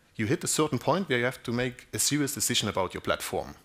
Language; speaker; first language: English; non-native, fluent; German